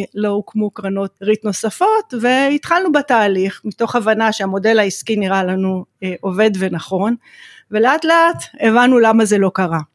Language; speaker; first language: Hebrew; native; Hebrew